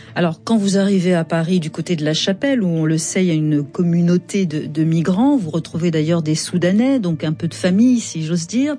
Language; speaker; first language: French; native; French